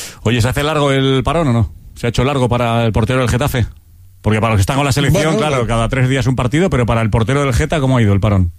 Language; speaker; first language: Spanish; native; Spanish